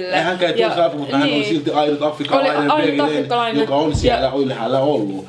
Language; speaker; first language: Finnish; early bilingual, other home language; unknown